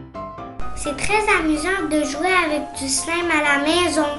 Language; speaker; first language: French; non-native, learner; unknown